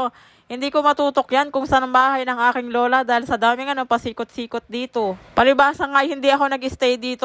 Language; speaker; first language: Filipino; native; Filipino